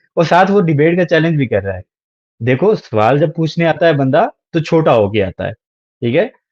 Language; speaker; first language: Urdu; native; Urdu